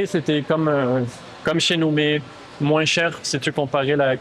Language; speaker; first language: French; native; French